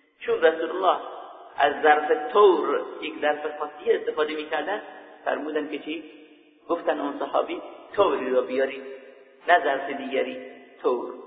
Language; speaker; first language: Persian; native; Persian